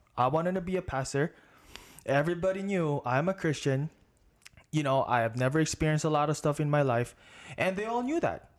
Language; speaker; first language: English; non-native, local second language; Filipino